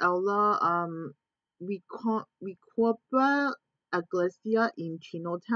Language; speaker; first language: Spanish; non-native, learner; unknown